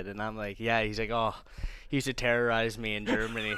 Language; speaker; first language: English; native; English